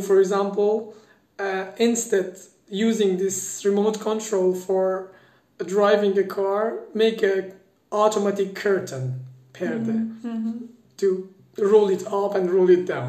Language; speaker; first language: English; non-native, fluent; Persian